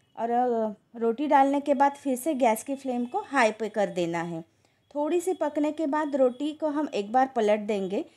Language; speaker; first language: Hindi; non-native, local second language; Marathi